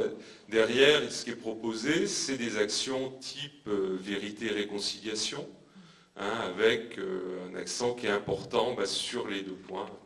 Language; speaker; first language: French; native; French